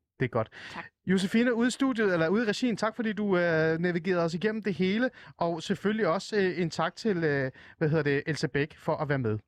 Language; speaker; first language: Danish; native; Danish